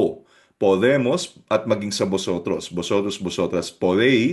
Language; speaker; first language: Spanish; non-native, fluent; Filipino